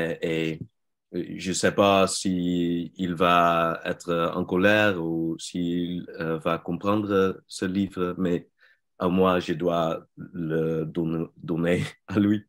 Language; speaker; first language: French; non-native, learner; Dutch